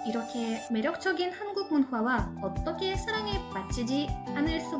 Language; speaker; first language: Korean; non-native, fluent; Russian